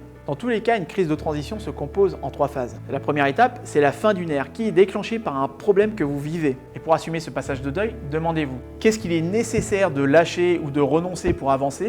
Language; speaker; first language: French; native; French